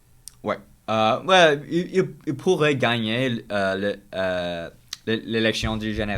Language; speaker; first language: French; non-native, learner; English